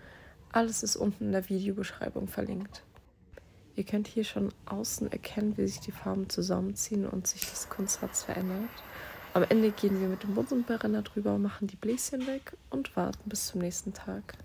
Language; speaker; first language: German; native; German